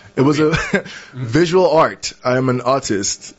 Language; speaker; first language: English; non-native, local second language; Yoruba